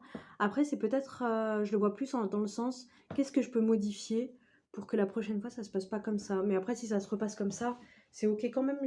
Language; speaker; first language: French; native; French